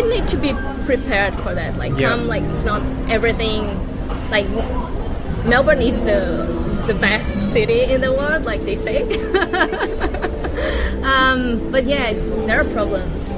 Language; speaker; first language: English; non-native, fluent; Portuguese